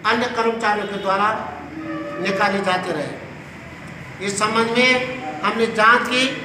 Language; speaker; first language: Hindi; native; Hindi